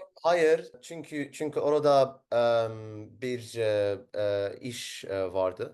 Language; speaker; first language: Turkish; non-native, learner; Arabic